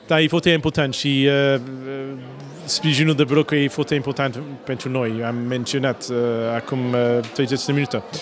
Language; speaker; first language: Romanian; non-native, learner; English